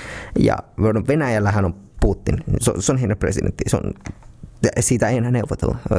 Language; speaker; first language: Finnish; native; Finnish